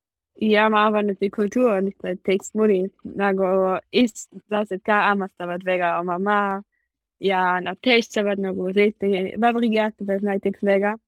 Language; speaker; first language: Estonian; non-native, learner; German